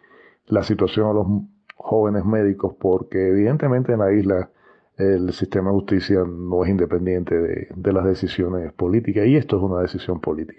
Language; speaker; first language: Spanish; native; Spanish